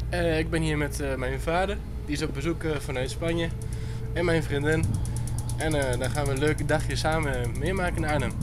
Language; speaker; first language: Dutch; early bilingual, heritage; Dutch